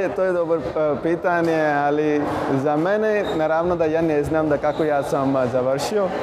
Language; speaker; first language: Croatian; non-native, learner; Punjabi